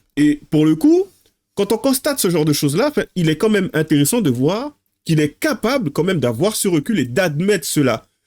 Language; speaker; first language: French; native; French